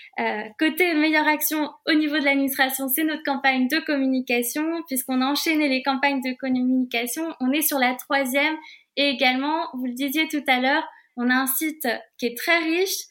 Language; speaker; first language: French; native; French